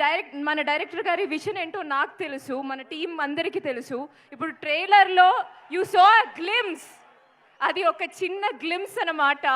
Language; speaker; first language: Telugu; non-native, fluent; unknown